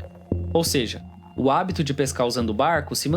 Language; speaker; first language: Portuguese; native; Portuguese